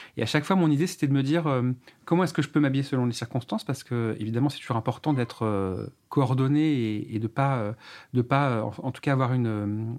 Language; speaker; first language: French; native; French